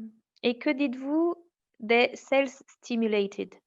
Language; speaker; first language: French; native; French